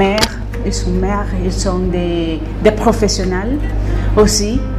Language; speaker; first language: French; non-native, fluent; Spanish